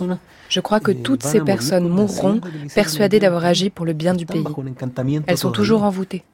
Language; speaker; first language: French; native; French